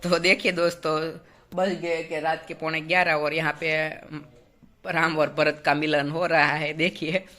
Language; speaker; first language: Hindi; non-native, local second language; Gujarati